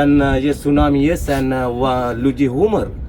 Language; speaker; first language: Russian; non-native, learner; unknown